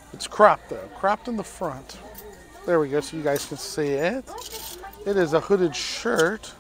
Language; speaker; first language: English; native; English